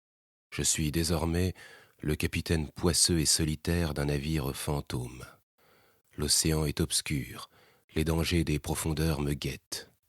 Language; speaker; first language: French; native; French